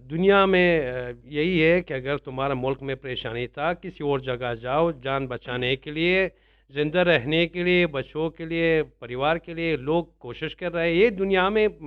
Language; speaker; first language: Hindi; non-native, learner; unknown